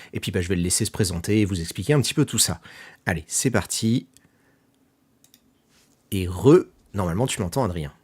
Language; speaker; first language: French; native; French